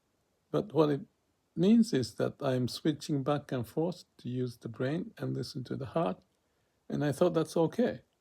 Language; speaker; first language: English; non-native, fluent; Japanese